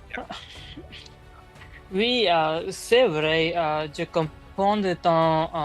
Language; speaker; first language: French; non-native, learner; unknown